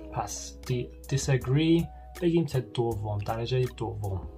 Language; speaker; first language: Persian; early bilingual, heritage; Persian